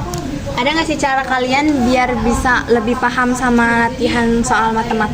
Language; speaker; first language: Indonesian; native; Indonesian